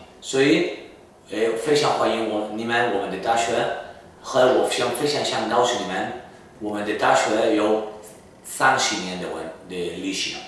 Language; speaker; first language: Chinese; non-native, fluent; Spanish